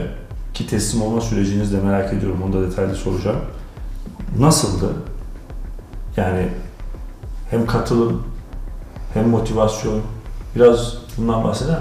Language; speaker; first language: Turkish; native; Turkish